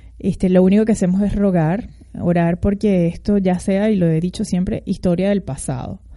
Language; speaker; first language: Spanish; native; Spanish